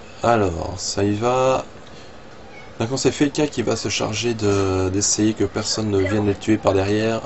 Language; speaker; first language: French; native; French